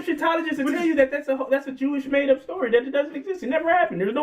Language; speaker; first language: English; native; English